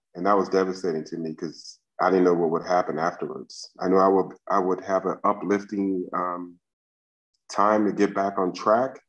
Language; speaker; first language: English; native; English